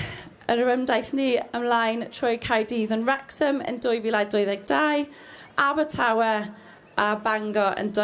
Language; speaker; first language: Welsh; non-native, learner; English